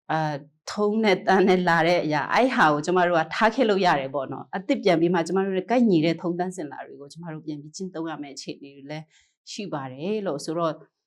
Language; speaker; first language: Burmese; non-native, local second language; Kachin